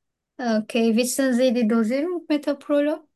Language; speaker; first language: German; non-native, learner; Turkish